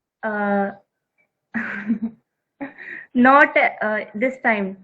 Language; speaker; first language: English; non-native, learner; Hindi